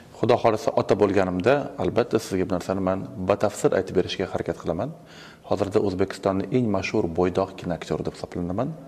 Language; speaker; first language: Uzbek; non-native, local second language; Russian